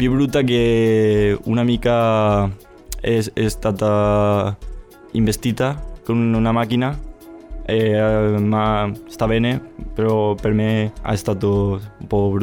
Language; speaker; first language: Italian; non-native, learner; Spanish